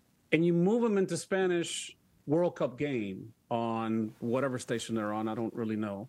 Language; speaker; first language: English; early bilingual, other home language; Spanish